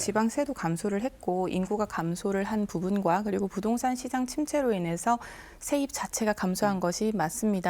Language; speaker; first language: Korean; native; Korean